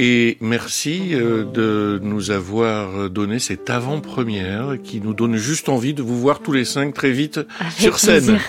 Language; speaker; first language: French; native; French